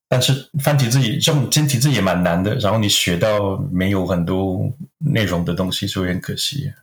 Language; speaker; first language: Chinese; non-native, fluent; French